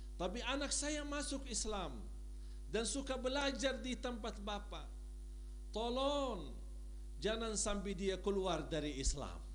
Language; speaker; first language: Indonesian; non-native, fluent; Arabic